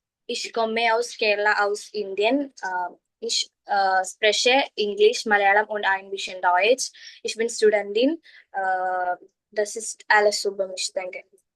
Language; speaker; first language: German; non-native, learner; Malayalam